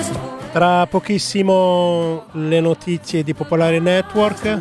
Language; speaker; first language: Italian; native; Italian